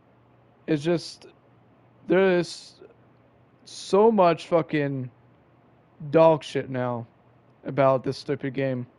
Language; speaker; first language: English; native; English